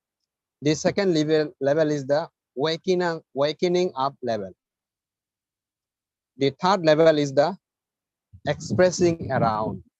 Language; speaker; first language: English; non-native, fluent; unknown